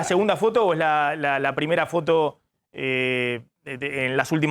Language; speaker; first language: Spanish; native; Spanish